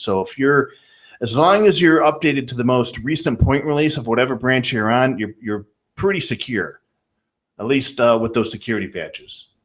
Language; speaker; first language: English; native; English